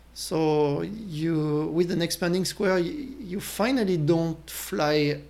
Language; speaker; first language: English; non-native, fluent; French